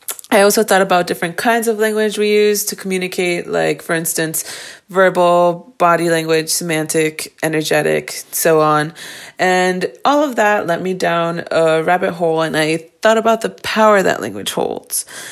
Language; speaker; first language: English; early bilingual, other home language; Spanish